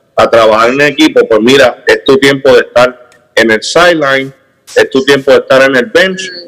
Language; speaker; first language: Spanish; early bilingual, heritage; Spanish